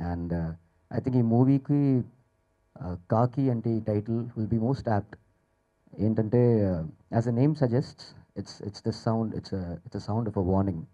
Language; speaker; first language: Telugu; non-native, learner; Tamil